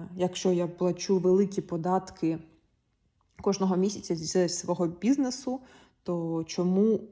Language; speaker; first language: Ukrainian; non-native, local second language; Russian